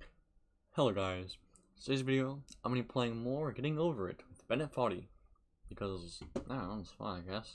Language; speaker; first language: English; native; English